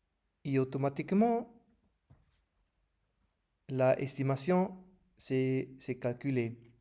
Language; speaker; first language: French; non-native, learner; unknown